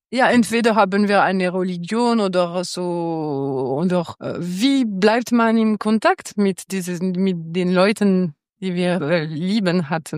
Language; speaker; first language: German; non-native, local second language; French